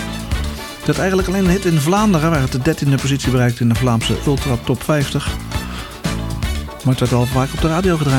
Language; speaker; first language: Dutch; native; Dutch